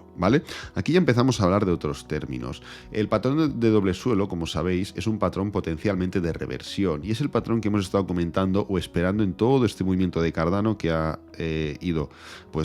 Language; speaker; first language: Spanish; native; Spanish